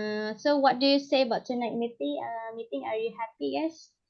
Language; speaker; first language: English; non-native, learner; Indonesian